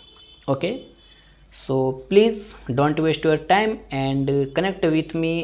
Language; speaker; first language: English; non-native, learner; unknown